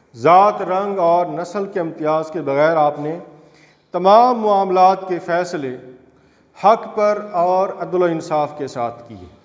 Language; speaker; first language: Urdu; non-native, local second language; Saraiki